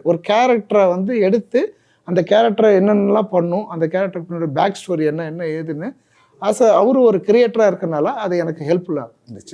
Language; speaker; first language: Tamil; native; Tamil